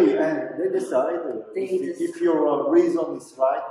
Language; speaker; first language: English; non-native, learner; Italian